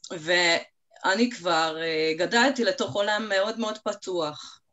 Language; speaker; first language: Hebrew; non-native, fluent; Hungarian